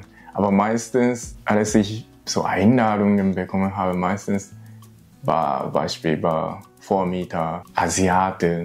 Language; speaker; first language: German; non-native, learner; Japanese